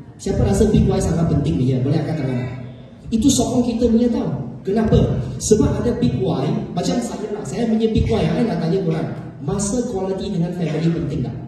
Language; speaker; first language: Malay; non-native, local second language; Chinese